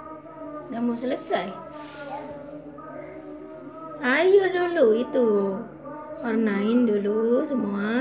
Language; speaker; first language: Indonesian; native; Indonesian